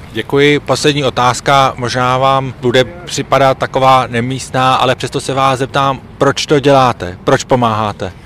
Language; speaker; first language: Czech; native; Czech